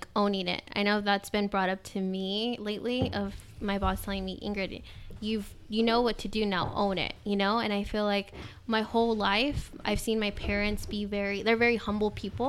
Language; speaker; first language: English; early bilingual, other home language; Spanish